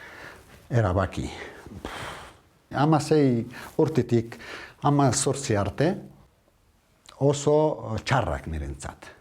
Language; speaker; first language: Basque; non-native, learner; Arabic